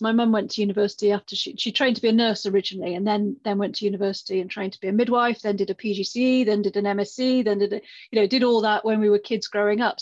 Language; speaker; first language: English; native; English